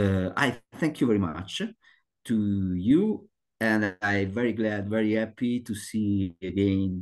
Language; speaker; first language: English; non-native, learner; Italian